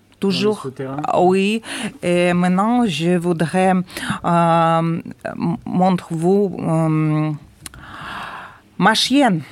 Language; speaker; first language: French; non-native, learner; Ukrainian